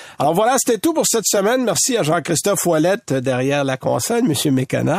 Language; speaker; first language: French; native; French